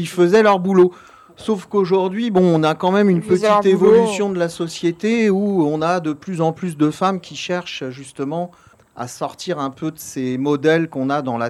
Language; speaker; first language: French; native; French